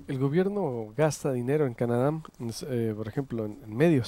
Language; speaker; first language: Spanish; native; Spanish